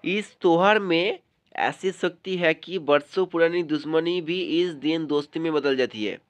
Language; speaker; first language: Hindi; non-native, local second language; Bangla